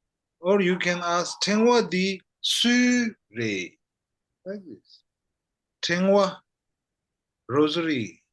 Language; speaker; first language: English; non-native, fluent; Tibetan